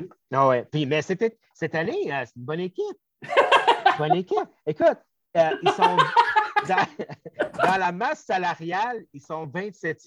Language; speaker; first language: French; native; French